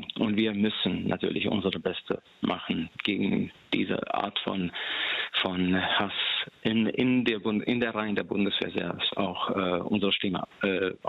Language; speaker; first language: German; non-native, fluent; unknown